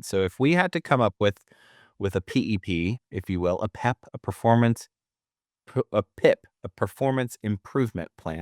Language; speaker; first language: English; native; English